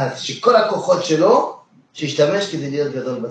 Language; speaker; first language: Hebrew; non-native, fluent; French